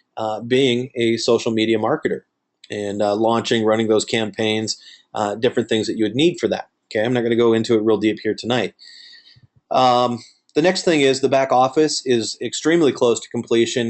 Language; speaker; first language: English; native; English